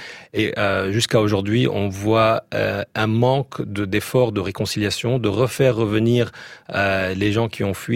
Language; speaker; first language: French; native; French